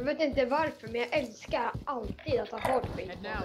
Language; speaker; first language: Swedish; early bilingual, other home language; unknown